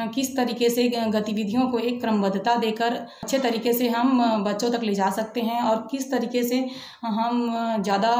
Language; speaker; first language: Hindi; native; Hindi